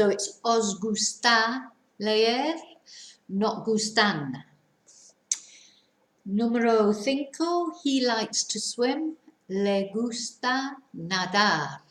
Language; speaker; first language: Spanish; non-native, fluent; English